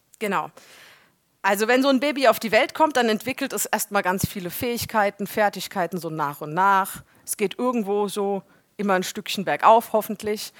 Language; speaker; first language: German; native; German